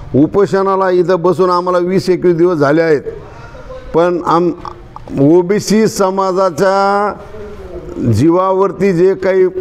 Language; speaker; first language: Marathi; native; Marathi